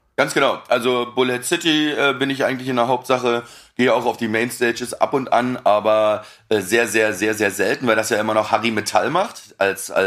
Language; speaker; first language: German; native; German